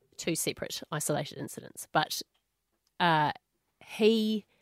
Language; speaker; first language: English; native; English